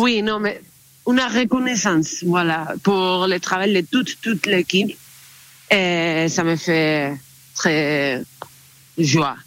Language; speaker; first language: French; non-native, learner; Spanish